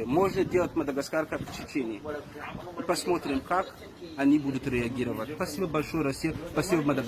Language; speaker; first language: Russian; non-native, fluent; Malagasy